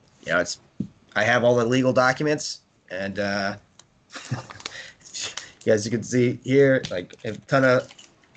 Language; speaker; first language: English; native; English